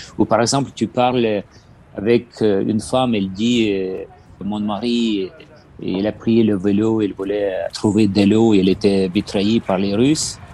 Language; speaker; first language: French; non-native, learner; Ukrainian